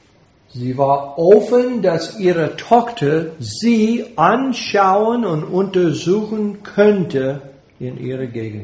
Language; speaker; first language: German; non-native, fluent; English